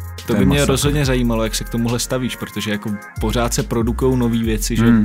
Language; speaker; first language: Czech; native; Czech